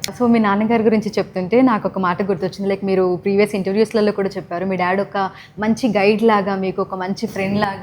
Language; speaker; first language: Telugu; native; Telugu